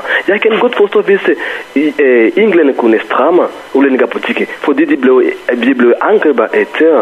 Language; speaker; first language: Danish; non-native, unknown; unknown